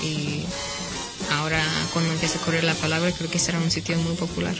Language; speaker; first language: Spanish; non-native, fluent; English